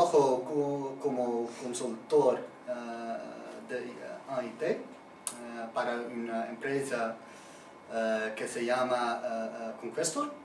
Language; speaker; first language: Spanish; non-native, learner; Dutch